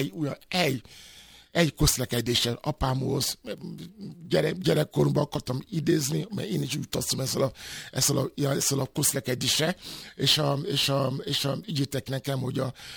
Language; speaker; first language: Hungarian; non-native, fluent; Yoruba